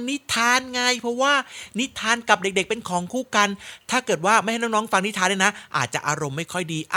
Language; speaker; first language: Thai; native; Thai